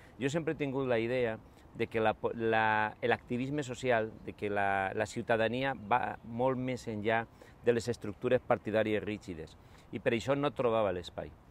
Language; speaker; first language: Catalan; non-native, local second language; Spanish